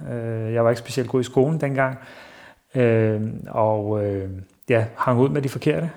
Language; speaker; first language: Danish; early bilingual, other home language; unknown